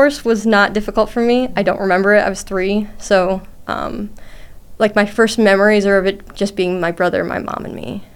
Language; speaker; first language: English; native; English